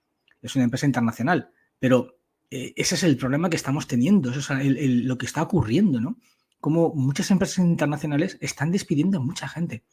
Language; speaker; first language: Spanish; native; Spanish